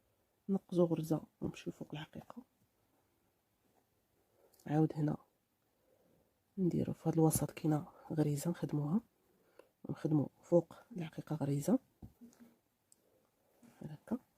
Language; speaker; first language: Arabic; native; Arabic